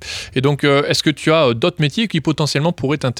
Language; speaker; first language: French; native; French